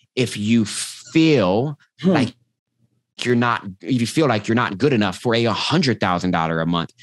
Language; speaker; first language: English; native; English